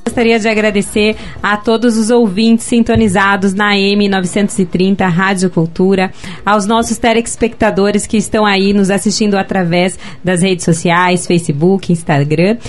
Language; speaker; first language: Portuguese; native; Portuguese